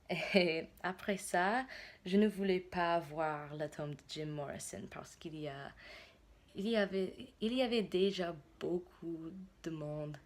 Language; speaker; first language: French; non-native, fluent; English